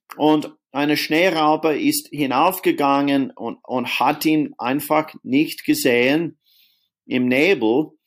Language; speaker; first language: German; non-native, fluent; English